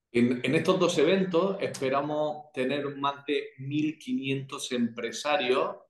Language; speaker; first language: Spanish; native; Spanish